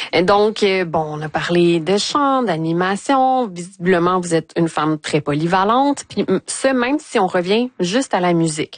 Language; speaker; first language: French; native; French